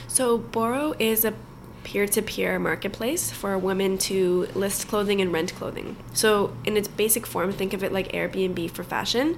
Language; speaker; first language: English; native; English